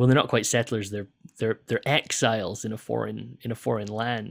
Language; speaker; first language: English; native; English